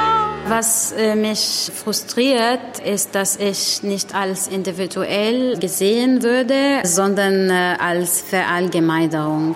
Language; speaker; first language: German; non-native, learner; Arabic